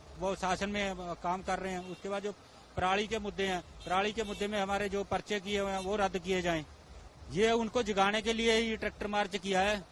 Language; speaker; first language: Hindi; non-native, local second language; Punjabi